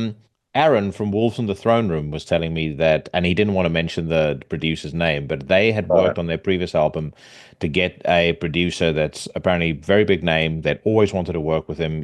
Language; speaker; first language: English; native; English